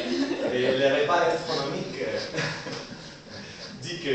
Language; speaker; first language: French; non-native, learner; Spanish